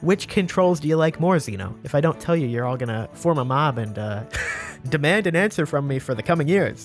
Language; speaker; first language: English; native; English